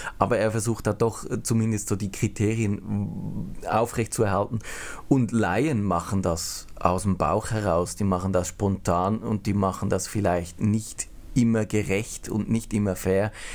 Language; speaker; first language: German; native; German